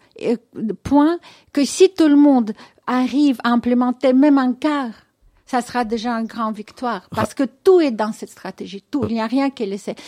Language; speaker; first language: French; non-native, fluent; Russian